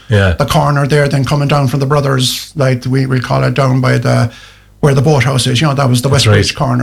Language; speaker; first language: English; native; English